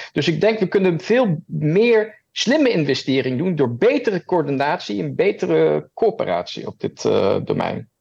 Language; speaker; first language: Dutch; early bilingual, heritage; German